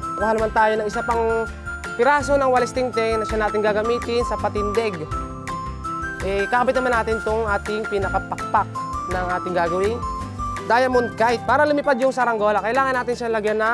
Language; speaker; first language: Filipino; native; Filipino